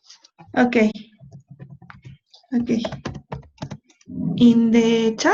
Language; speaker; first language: English; non-native, learner; Spanish